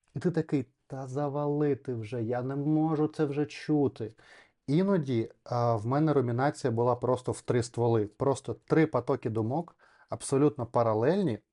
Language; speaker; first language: Ukrainian; non-native, local second language; Russian